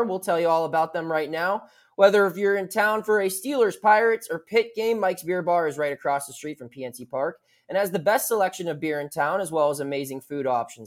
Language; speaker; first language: English; native; English